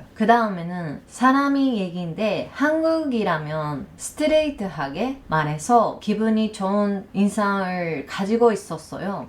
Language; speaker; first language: Korean; non-native, learner; Japanese